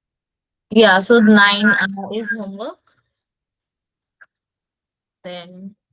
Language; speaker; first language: English; non-native, local second language; Hindi